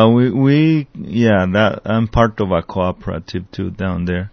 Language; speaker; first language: English; non-native, fluent; Spanish